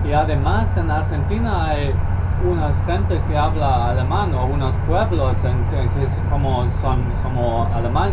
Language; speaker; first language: Spanish; non-native, fluent; Polish